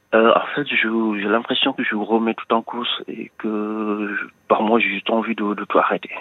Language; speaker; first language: French; non-native, local second language; Wolof